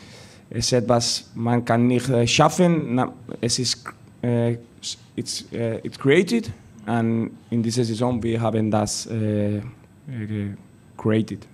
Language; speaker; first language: German; non-native, learner; Spanish